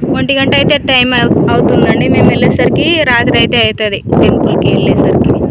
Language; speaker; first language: Telugu; non-native, local second language; Lambadi